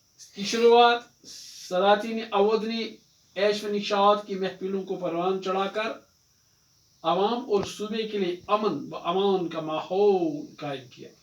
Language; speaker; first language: Urdu; native; Urdu